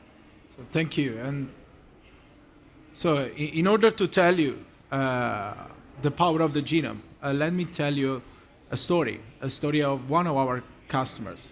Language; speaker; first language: English; non-native, fluent; Italian